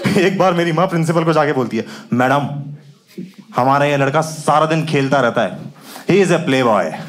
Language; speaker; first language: Hindi; native; Hindi